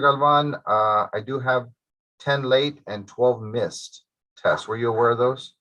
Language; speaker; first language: English; native; English